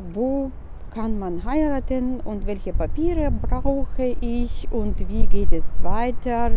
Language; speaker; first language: German; non-native, fluent; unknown